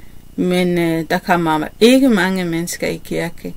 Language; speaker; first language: Danish; non-native, learner; Kinyarwanda